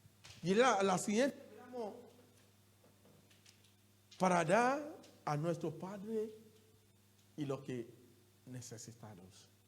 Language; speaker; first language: Spanish; non-native, learner; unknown